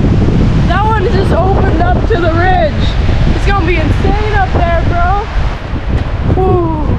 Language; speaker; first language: English; native; English